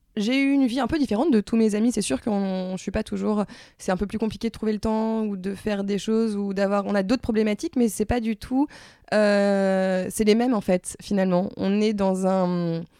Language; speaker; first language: French; native; French